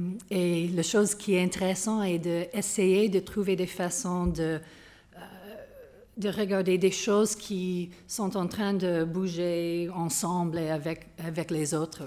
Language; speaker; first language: French; non-native, learner; English